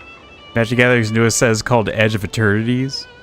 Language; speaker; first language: English; native; English